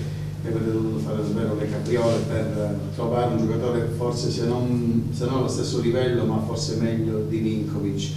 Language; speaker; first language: Italian; native; Italian